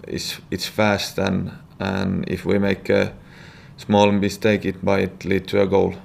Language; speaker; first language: English; non-native, fluent; Finnish